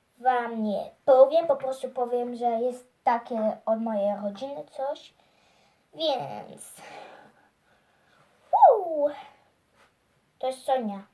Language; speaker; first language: Polish; early bilingual, heritage; Polish